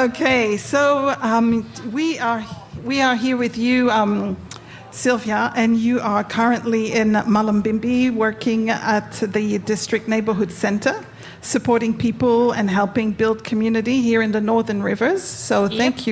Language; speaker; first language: English; non-native, fluent; Amharic